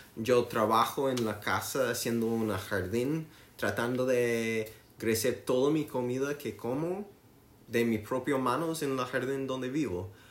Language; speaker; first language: Spanish; non-native, learner; English